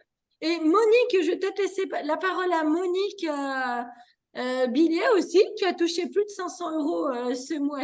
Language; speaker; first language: French; native; French